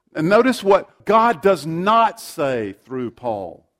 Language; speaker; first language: English; native; English